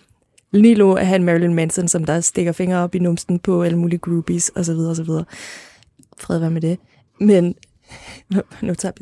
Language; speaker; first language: Danish; native; Danish